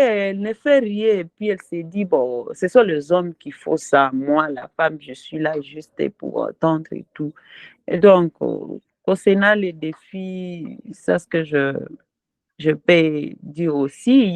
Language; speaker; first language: French; non-native, local second language; Swahili